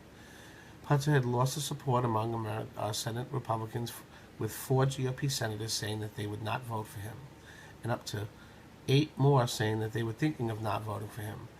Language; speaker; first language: English; native; English